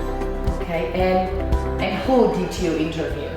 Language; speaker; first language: English; non-native, fluent; Catalan